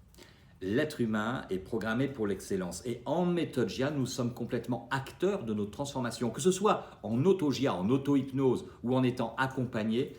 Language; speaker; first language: French; native; French